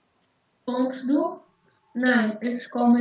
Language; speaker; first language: German; non-native, learner; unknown